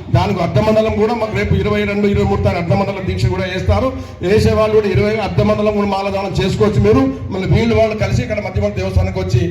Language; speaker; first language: Telugu; native; Telugu